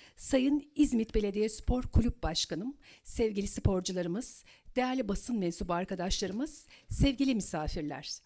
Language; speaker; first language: Turkish; native; Turkish